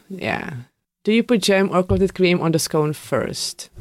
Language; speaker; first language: English; non-native, fluent; Czech